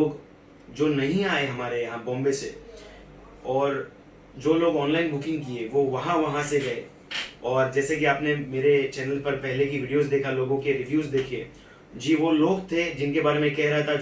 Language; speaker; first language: Hindi; native; Hindi